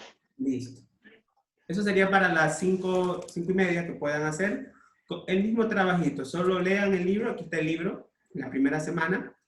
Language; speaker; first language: Spanish; native; Spanish